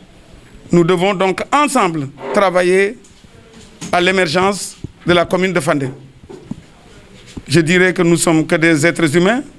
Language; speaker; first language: French; non-native, local second language; Wolof